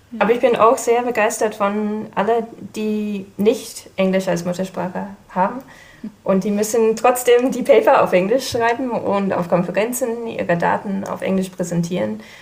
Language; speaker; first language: German; non-native, fluent; English